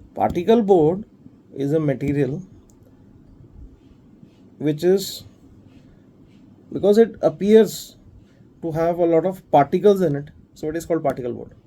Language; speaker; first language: English; non-native, local second language; Hindi